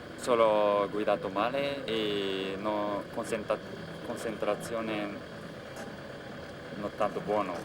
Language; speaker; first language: Italian; non-native, learner; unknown